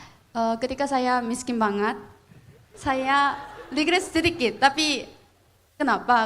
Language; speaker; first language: Indonesian; non-native, fluent; Korean